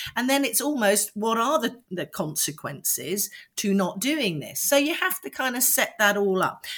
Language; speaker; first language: English; native; English